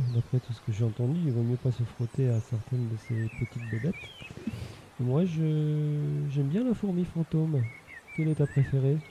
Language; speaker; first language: French; native; French